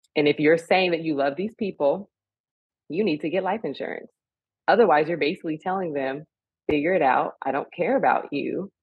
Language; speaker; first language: English; native; English